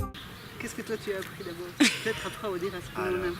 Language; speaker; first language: French; native; French